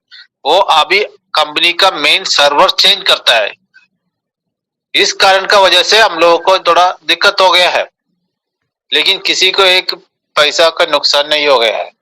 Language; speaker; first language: Hindi; non-native, local second language; Malayalam